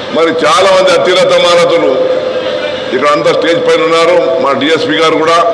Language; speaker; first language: Telugu; native; Telugu